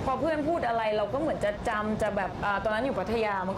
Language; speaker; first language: Thai; non-native, fluent; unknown